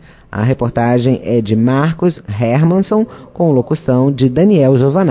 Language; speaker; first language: Portuguese; native; Portuguese